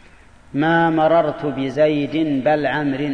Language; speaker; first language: Arabic; native; Arabic